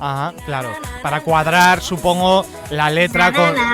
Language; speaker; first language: Spanish; native; Spanish